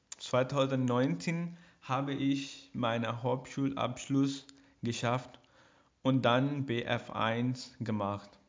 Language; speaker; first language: German; non-native, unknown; Urdu